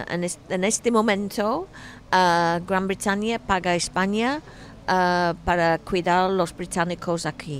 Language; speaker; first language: Spanish; non-native, fluent; English